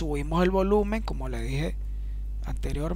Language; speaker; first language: Spanish; native; Spanish